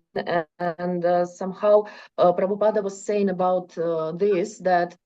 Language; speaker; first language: English; non-native, fluent; Russian